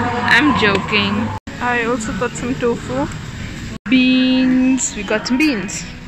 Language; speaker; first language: English; non-native, local second language; Hindi